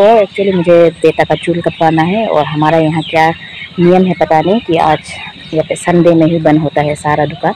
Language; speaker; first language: Hindi; non-native, local second language; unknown